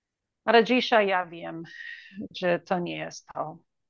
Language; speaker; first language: Polish; early bilingual, heritage; English